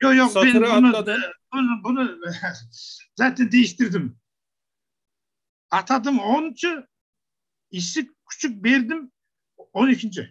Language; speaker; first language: Turkish; non-native, learner; Kazakh